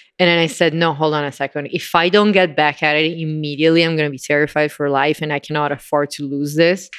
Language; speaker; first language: English; non-native, fluent; Italian